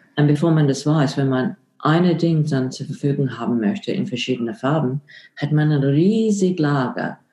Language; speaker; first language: German; non-native, fluent; English